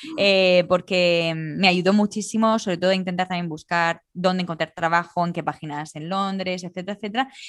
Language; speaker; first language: Spanish; native; Spanish